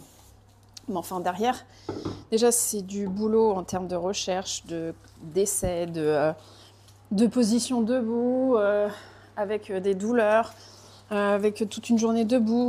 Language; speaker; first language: French; native; French